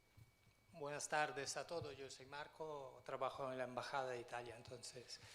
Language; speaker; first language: Spanish; non-native, fluent; Italian